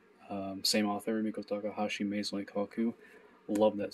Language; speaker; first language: English; native; English